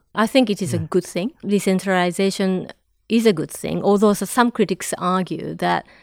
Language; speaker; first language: English; non-native, fluent; Japanese